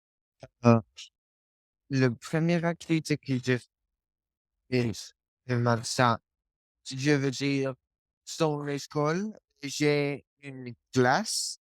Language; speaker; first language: French; non-native, learner; Spanish